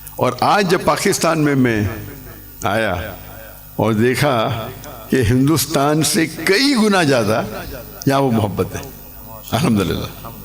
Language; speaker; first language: Urdu; non-native, local second language; English